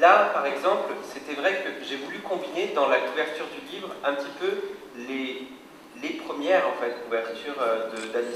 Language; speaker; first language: French; native; French